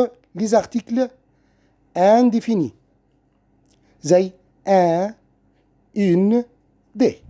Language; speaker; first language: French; non-native, fluent; Arabic